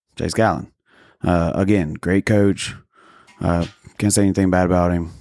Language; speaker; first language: English; native; English